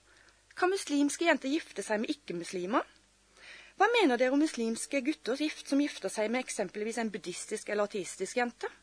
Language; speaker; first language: Norwegian; native; Norwegian